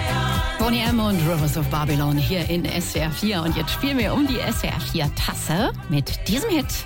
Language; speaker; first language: German; native; German